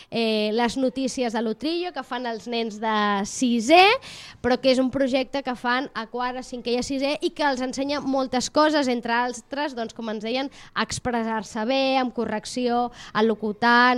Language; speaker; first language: Catalan; native; Catalan